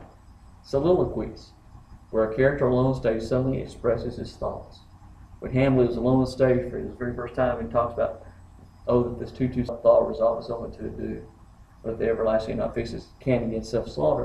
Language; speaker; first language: English; native; English